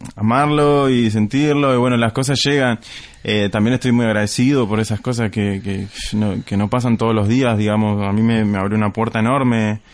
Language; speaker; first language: Spanish; native; Spanish